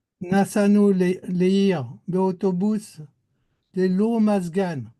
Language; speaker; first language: Hebrew; non-native, learner; French